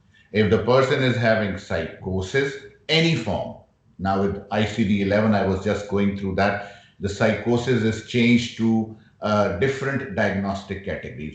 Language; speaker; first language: English; non-native, local second language; Urdu